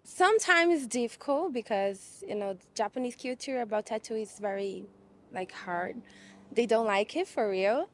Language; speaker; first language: English; non-native, fluent; Portuguese